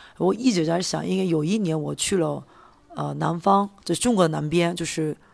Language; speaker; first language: Chinese; non-native, fluent; Korean